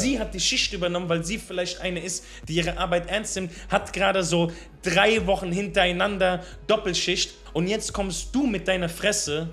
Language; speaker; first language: German; native; German